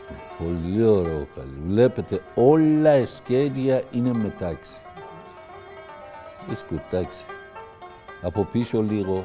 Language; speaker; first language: Greek; non-native, learner; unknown